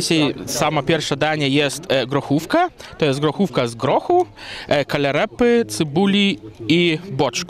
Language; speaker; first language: Polish; non-native, learner; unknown